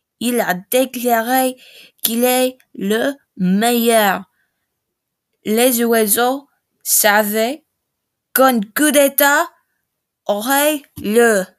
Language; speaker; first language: French; non-native, learner; English